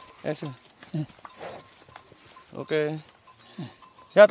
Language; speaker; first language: Portuguese; non-native, learner; Vietnamese